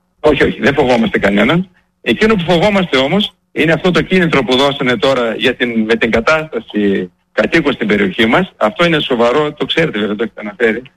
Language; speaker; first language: Greek; native; Greek